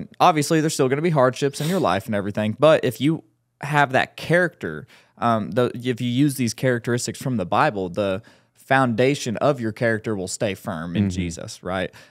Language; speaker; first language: English; native; English